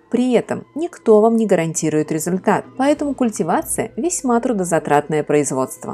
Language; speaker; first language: Russian; native; Russian